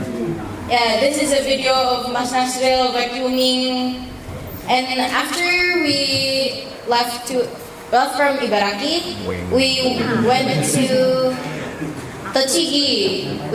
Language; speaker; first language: English; non-native, fluent; Indonesian